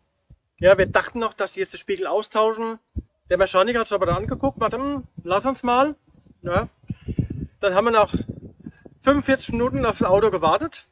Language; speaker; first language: German; native; German